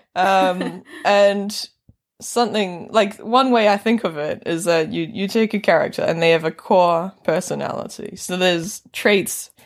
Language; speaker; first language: English; native; English